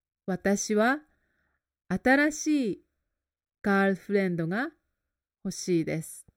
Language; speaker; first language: Japanese; non-native, learner; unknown